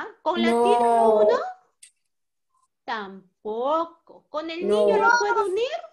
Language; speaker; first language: Spanish; native; Spanish